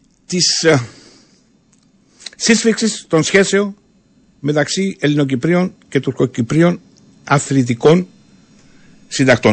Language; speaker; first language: Greek; native; Greek